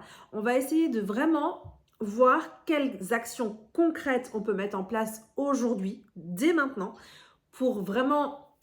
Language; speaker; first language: French; native; French